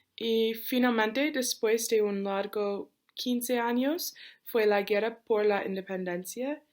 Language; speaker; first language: Spanish; non-native, learner; English